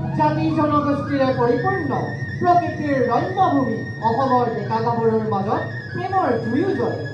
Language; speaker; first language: Assamese; native; Assamese